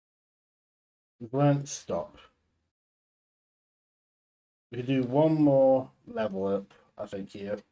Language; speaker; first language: English; native; English